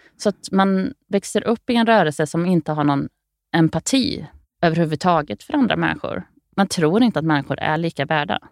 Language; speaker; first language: Swedish; native; Swedish